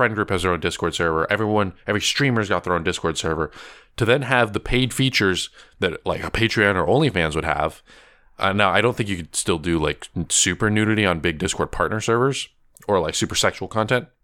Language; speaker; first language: English; native; English